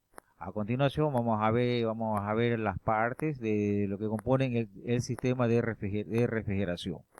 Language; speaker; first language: Spanish; native; Spanish